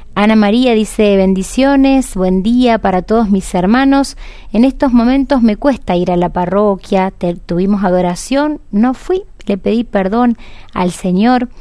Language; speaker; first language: Spanish; native; Spanish